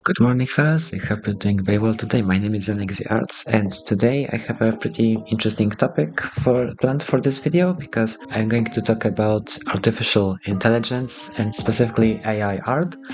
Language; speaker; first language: English; non-native, fluent; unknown